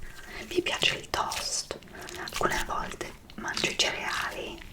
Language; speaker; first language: Italian; non-native, fluent; English